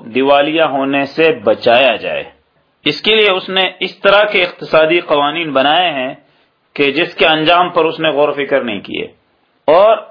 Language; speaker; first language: Urdu; native; Urdu